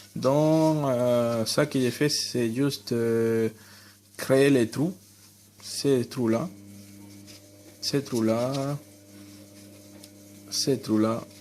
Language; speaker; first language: French; non-native, fluent; Spanish